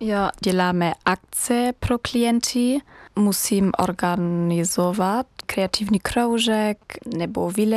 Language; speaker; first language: Czech; non-native, learner; German